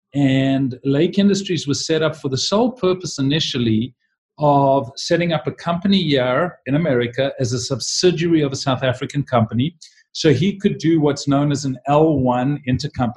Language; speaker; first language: English; native; English